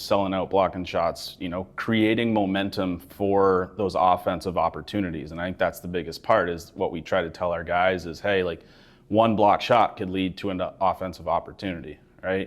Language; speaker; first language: English; native; English